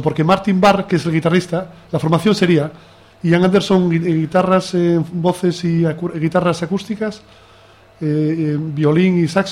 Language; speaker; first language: Spanish; native; Spanish